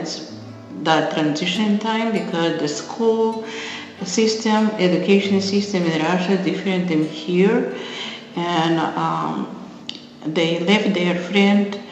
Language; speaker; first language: English; non-native, learner; Russian